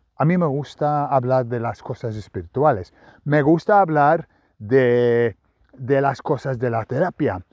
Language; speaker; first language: Spanish; non-native, fluent; English